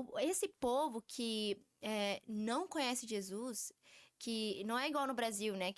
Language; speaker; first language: Portuguese; early bilingual, heritage; Portuguese